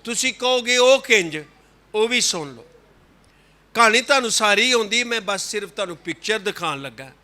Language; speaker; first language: Urdu; non-native, local second language; Punjabi